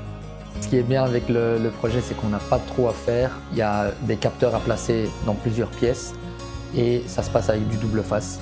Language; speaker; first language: French; native; French